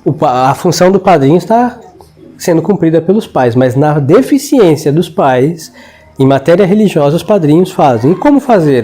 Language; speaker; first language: Portuguese; non-native, fluent; Spanish